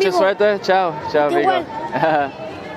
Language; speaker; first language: Spanish; non-native, learner; English